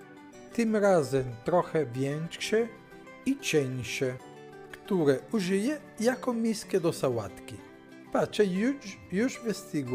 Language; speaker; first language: Polish; non-native, fluent; Italian